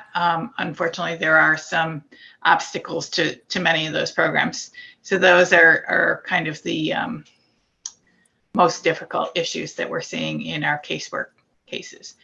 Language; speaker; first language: English; native; English